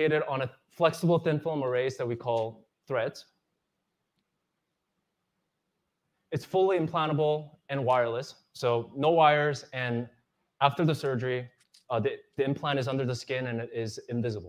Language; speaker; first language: English; non-native, fluent; Korean